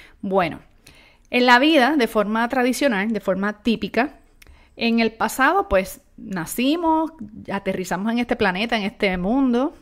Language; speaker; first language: Spanish; native; Spanish